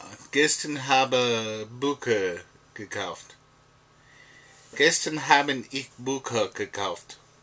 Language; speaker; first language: German; non-native, learner; English